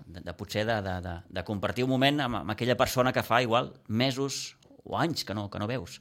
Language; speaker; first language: Catalan; native; Catalan